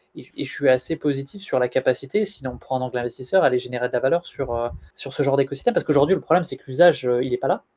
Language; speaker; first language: French; native; French